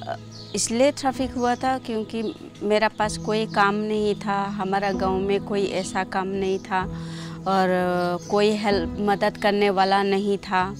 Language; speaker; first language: Hindi; non-native, local second language; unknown